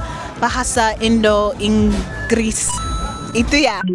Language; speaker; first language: Indonesian; non-native, learner; English